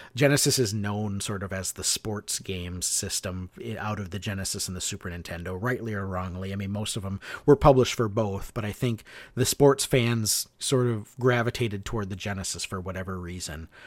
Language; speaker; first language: English; native; English